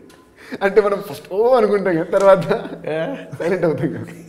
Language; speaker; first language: Telugu; native; Telugu